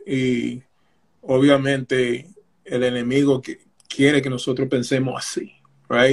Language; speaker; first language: Spanish; early bilingual, heritage; Spanish